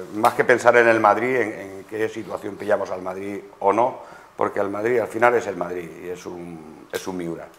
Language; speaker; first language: Spanish; native; Spanish